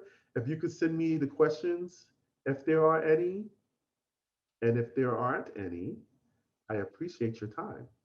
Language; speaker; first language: English; native; English